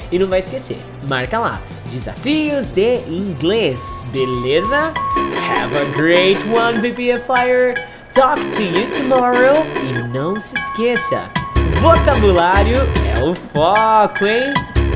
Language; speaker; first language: Portuguese; native; Portuguese